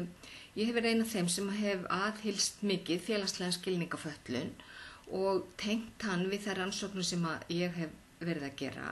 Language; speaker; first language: Icelandic; native; Icelandic